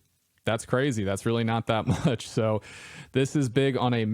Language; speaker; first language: English; native; English